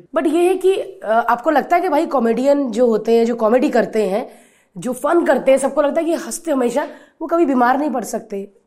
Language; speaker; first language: Hindi; native; Hindi